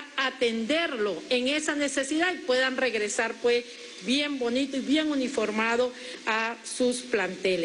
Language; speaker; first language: Spanish; native; Spanish